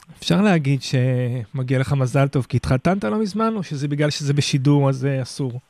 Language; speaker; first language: Hebrew; native; Hebrew